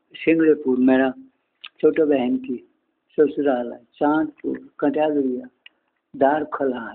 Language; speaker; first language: Hindi; non-native, local second language; Bangla